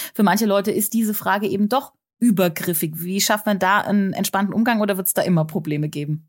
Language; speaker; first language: German; native; German